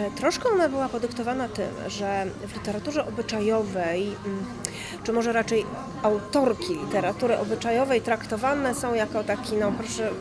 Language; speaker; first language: Polish; native; Polish